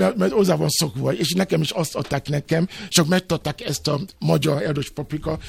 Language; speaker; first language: Hungarian; non-native, fluent; Yoruba